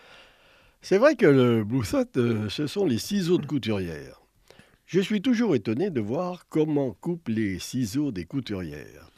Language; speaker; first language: French; native; French